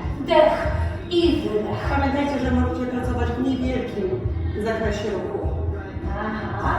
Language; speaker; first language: Polish; native; Polish